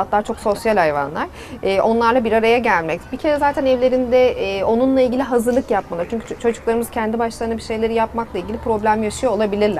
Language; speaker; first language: Turkish; native; Turkish